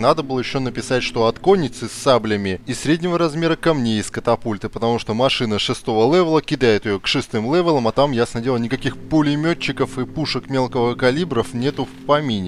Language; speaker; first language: Russian; native; Russian